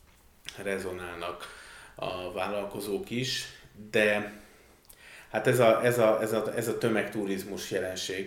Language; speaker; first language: Hungarian; native; Hungarian